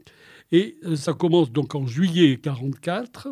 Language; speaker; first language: French; native; French